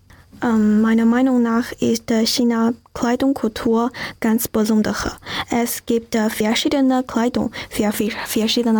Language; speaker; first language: German; non-native, learner; Chinese